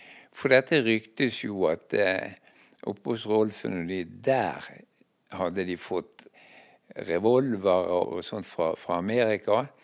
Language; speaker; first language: Norwegian; native; Norwegian